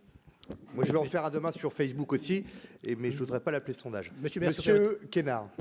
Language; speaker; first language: French; native; French